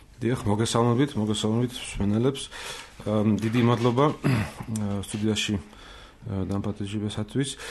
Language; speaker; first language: Georgian; non-native, fluent; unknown